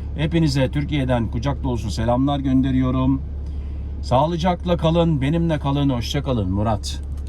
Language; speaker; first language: Turkish; native; Turkish